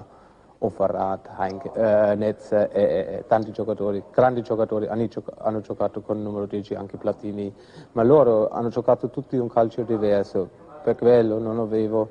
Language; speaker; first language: Italian; non-native, fluent; German